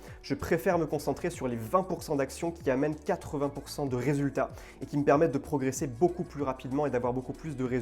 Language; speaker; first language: French; native; French